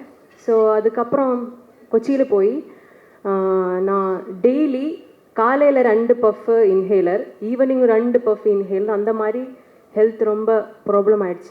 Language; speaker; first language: Tamil; non-native, learner; Malayalam